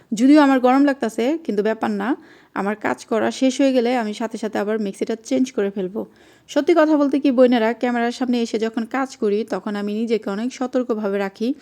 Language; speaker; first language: Bangla; native; Bangla